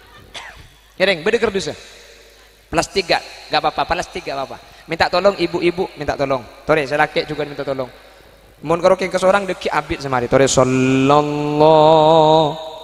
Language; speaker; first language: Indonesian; non-native, local second language; Madurese